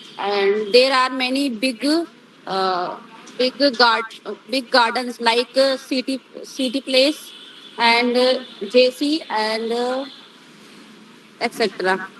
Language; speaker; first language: English; non-native, learner; Hindi